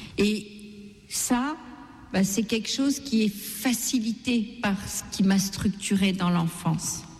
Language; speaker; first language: French; non-native, local second language; Gujarati